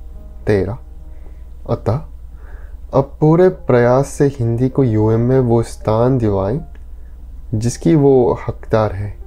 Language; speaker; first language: Hindi; non-native, learner; Korean